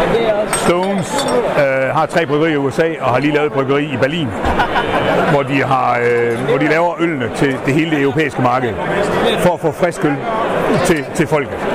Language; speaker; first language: Danish; native; Danish